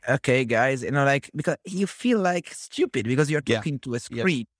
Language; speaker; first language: English; non-native, fluent; Italian